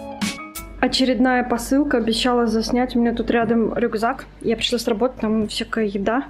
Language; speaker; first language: Russian; native; Russian